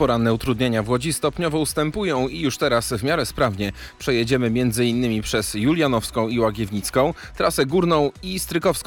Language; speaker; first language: Polish; native; Polish